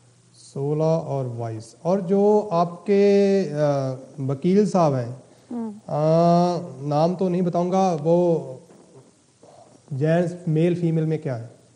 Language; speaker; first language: Hindi; native; Hindi